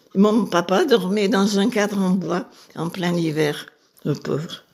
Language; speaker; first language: French; native; French